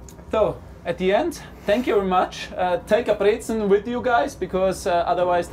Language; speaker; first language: English; non-native, fluent; German